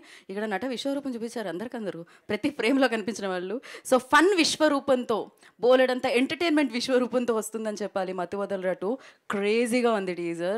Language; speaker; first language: Telugu; native; Telugu